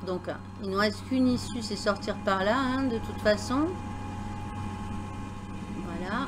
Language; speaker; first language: French; native; French